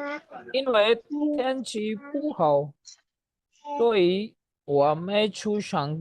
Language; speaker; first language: Chinese; non-native, learner; Urdu